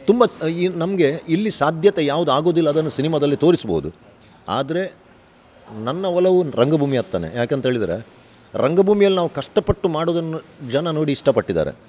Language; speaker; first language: Kannada; non-native, local second language; Tulu